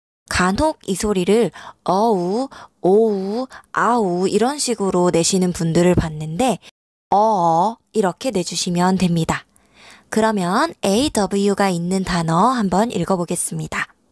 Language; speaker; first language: Korean; native; Korean